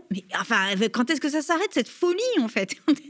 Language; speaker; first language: French; native; French